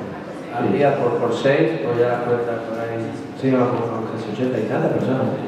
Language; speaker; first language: Spanish; native; Spanish